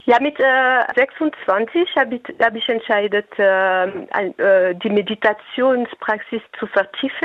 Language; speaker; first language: German; non-native, fluent; French